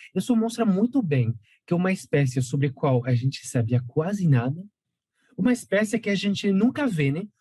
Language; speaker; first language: Portuguese; non-native, fluent; French